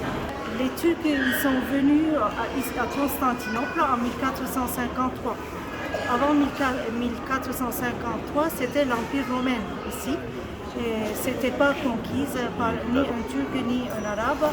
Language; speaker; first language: French; non-native, fluent; Turkish